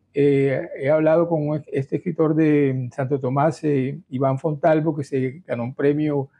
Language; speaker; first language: Spanish; native; Spanish